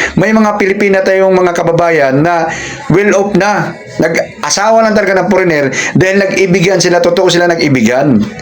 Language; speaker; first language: Filipino; native; Filipino